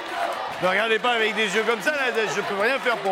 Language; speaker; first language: French; native; French